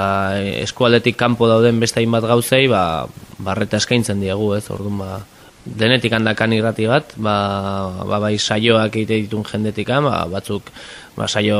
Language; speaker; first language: Basque; native; Basque